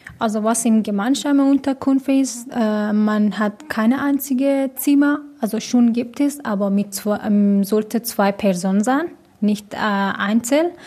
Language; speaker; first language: German; non-native, learner; Persian